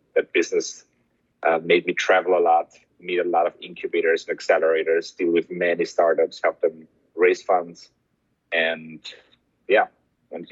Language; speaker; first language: English; non-native, fluent; German